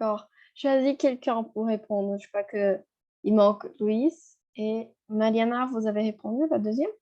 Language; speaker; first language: French; non-native, fluent; Portuguese